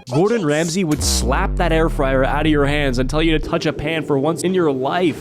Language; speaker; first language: English; native; English